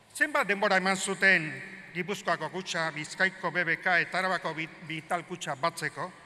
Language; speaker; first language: Basque; native; Basque